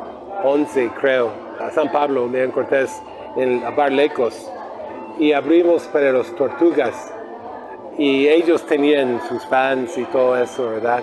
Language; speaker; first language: Spanish; non-native, fluent; English